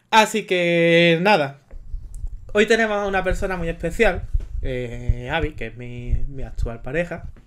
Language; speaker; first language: Spanish; native; Spanish